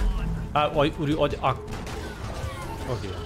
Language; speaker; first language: Korean; non-native, learner; German